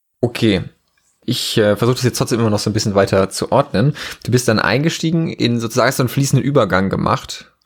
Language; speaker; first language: German; native; German